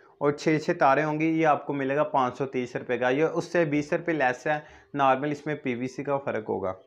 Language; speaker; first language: Urdu; non-native, local second language; Punjabi